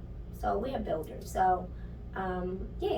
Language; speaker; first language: English; native; English